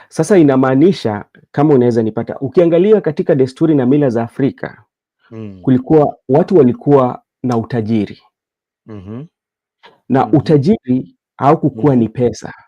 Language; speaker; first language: Swahili; non-native, local second language; Luo (Kenya and Tanzania)